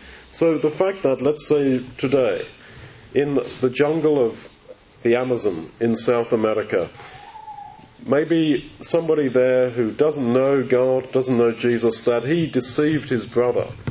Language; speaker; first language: English; native; English